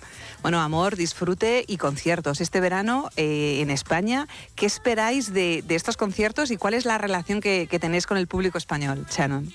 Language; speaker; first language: Spanish; native; Spanish